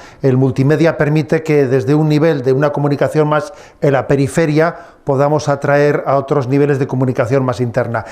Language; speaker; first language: Spanish; native; Spanish